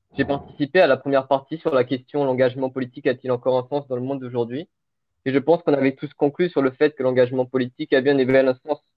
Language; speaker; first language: French; early bilingual, other home language; Portuguese